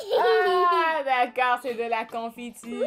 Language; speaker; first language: French; non-native, fluent; English